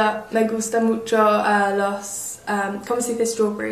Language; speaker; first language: Spanish; non-native, learner; English